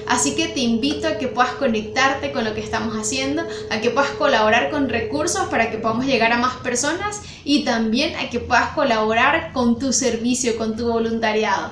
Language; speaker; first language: Spanish; native; Spanish